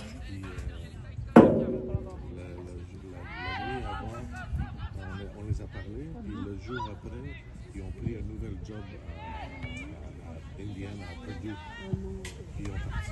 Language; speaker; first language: French; non-native, fluent; English